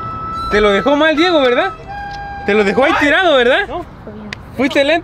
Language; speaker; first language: Spanish; native; Spanish